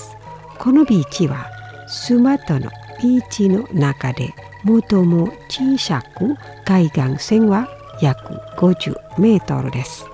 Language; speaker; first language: Japanese; non-native, fluent; Indonesian